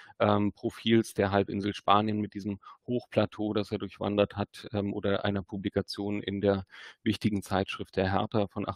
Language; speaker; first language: German; native; German